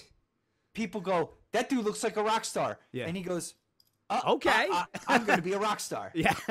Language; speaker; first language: English; native; English